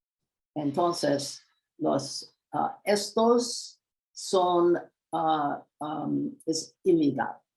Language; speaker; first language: Spanish; non-native, learner; English